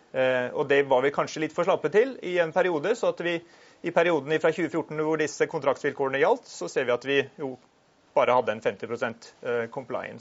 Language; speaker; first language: Norwegian; native; Norwegian